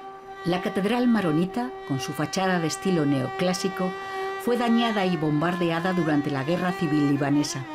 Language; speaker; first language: Spanish; native; Spanish